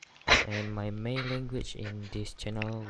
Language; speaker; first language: English; non-native, learner; Malay